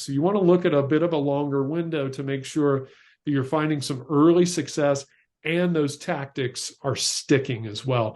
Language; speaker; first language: English; native; English